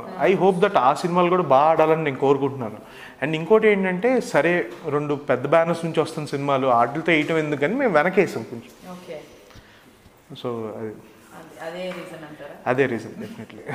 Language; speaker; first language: Telugu; native; Telugu